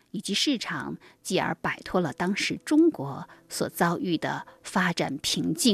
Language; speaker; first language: Chinese; native; Chinese